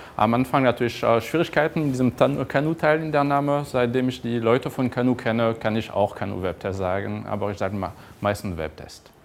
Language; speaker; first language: German; non-native, fluent; French